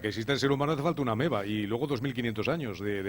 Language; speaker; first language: Spanish; native; Spanish